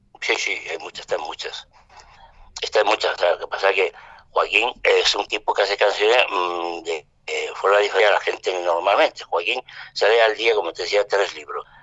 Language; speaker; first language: Spanish; non-native, fluent; French